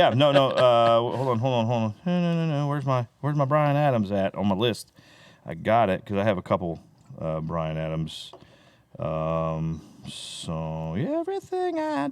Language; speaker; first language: English; native; English